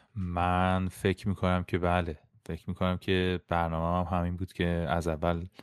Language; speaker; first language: Persian; native; Persian